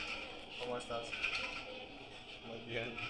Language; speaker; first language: Spanish; non-native, learner; Bulgarian